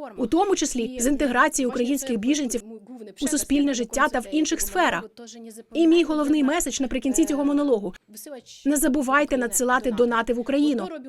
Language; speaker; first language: Ukrainian; native; Ukrainian